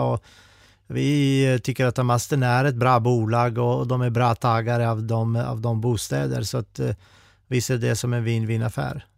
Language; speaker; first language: Swedish; non-native, fluent; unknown